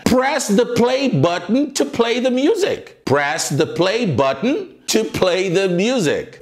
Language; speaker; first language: English; non-native, fluent; Portuguese